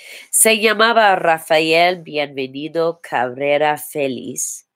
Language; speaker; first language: Spanish; non-native, learner; English